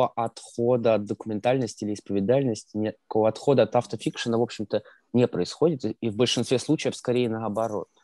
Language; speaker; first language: Russian; native; Russian